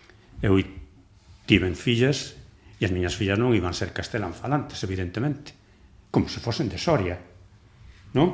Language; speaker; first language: Galician; native; Galician